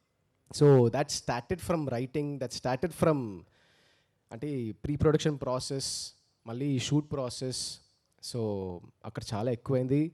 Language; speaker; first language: Telugu; early bilingual, heritage; Telugu